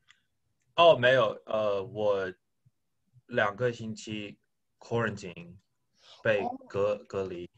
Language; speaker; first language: Chinese; non-native, learner; English